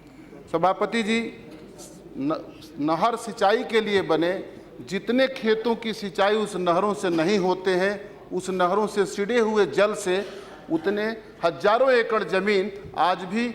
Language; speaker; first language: Hindi; native; Hindi